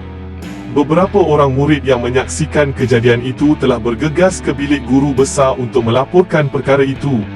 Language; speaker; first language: Malay; native; Malay